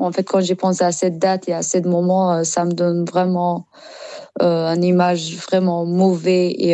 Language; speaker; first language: French; non-native, learner; Persian